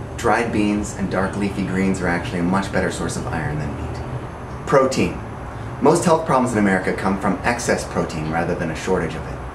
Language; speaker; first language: English; native; English